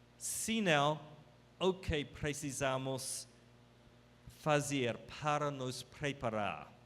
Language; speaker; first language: Portuguese; non-native, fluent; English